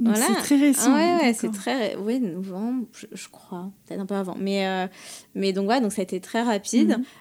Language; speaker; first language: French; native; French